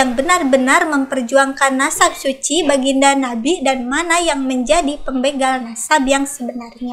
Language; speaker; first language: Indonesian; native; Indonesian